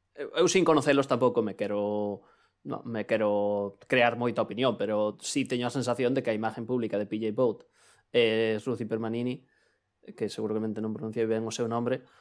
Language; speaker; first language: Galician; non-native, local second language; Spanish